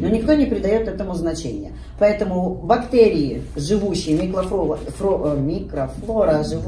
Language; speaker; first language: Russian; native; Russian